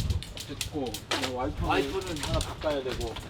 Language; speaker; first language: Korean; native; Korean